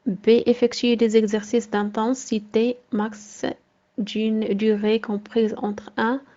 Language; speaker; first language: French; non-native, local second language; Arabic